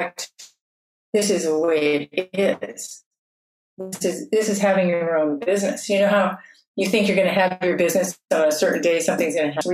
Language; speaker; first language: English; native; English